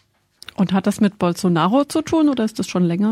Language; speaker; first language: German; native; German